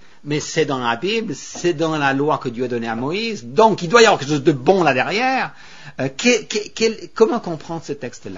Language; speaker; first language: French; native; French